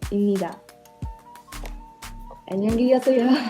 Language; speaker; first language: Korean; non-native, learner; French